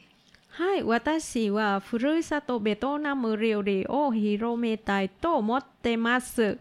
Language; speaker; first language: Japanese; non-native, learner; Vietnamese